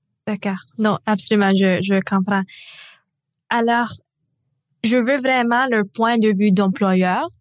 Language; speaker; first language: French; non-native, local second language; English